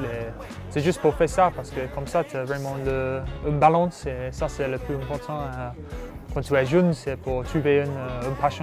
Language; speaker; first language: French; non-native, learner; English